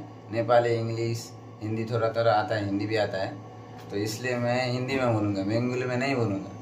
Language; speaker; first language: Hindi; non-native, local second language; Bangla